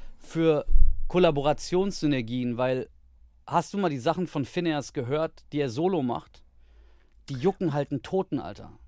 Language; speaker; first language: German; early bilingual, heritage; Greek